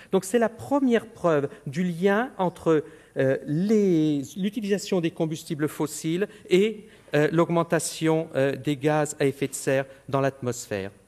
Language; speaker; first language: French; native; French